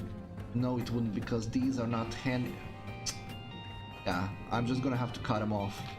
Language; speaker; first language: English; native; English